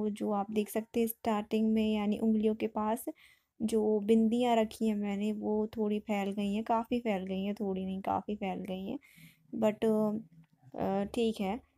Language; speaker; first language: Hindi; native; Hindi